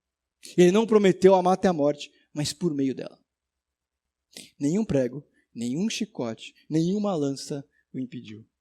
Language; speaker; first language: Portuguese; native; Portuguese